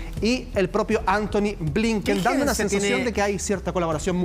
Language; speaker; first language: Spanish; native; Spanish